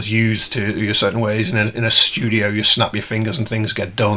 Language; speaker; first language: English; native; English